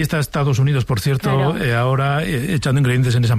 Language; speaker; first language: Spanish; native; Spanish